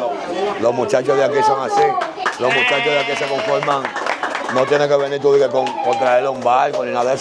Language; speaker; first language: Spanish; native; Spanish